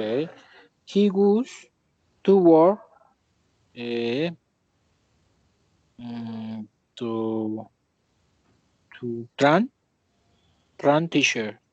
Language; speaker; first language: English; non-native, learner; Spanish